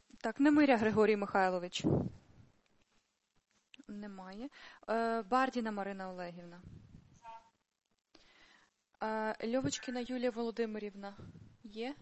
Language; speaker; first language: Ukrainian; native; Ukrainian